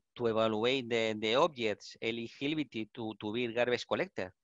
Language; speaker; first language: English; non-native, learner; Spanish